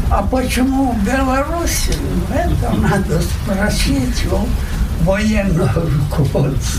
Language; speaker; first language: German; non-native, learner; Russian